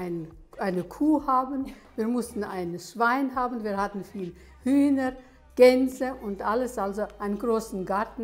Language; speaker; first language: German; early bilingual, heritage; German